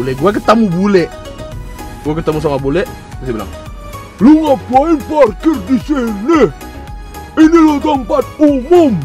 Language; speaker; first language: Indonesian; non-native, fluent; Russian